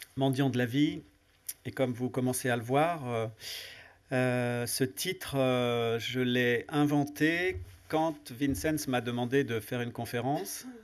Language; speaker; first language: French; native; French